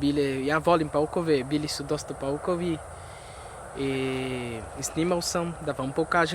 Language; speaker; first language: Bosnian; non-native, fluent; Portuguese